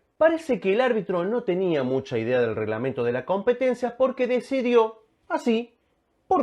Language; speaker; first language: Spanish; native; Spanish